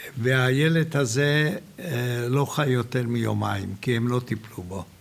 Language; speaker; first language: Hebrew; non-native, fluent; Hungarian